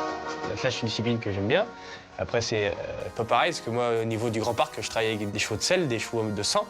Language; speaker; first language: French; native; French